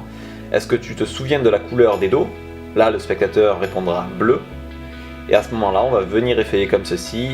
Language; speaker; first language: French; native; French